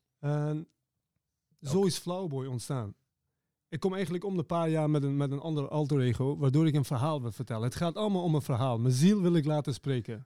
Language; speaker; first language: Dutch; early bilingual, other home language; Persian